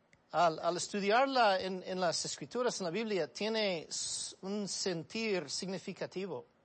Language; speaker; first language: Spanish; non-native, fluent; English